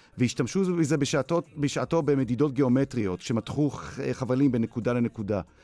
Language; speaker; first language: Hebrew; native; Hebrew